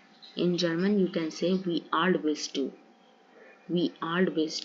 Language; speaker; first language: German; non-native, learner; Urdu